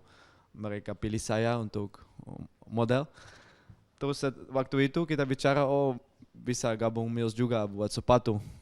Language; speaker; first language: Indonesian; non-native, fluent; Dutch